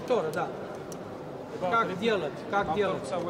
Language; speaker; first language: Russian; non-native, learner; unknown